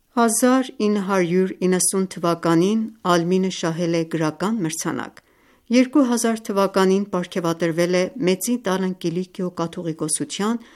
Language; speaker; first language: Armenian; early bilingual, heritage; Armenian